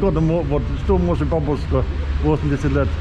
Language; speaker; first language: Russian; non-native, learner; English